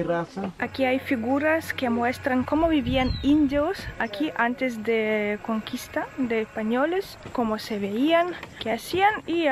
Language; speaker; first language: Spanish; non-native, fluent; Russian